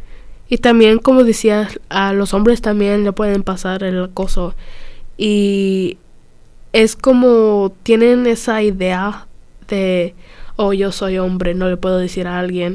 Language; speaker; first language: Spanish; early bilingual, other home language; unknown